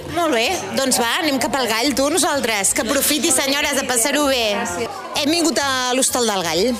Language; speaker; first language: Catalan; native; Catalan